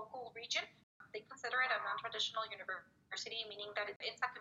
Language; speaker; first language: English; non-native, fluent; Spanish